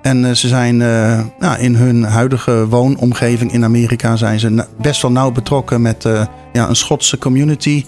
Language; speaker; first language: Dutch; native; Dutch